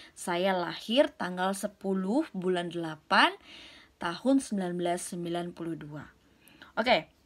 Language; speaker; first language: Indonesian; native; Indonesian